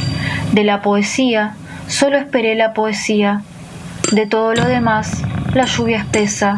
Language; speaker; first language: Spanish; native; Spanish